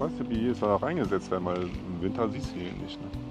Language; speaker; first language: German; native; German